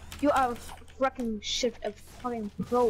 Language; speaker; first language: English; non-native, learner; German